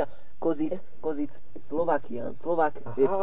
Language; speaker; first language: English; non-native, learner; Slovak